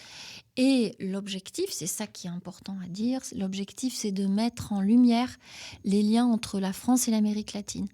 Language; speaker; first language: French; native; French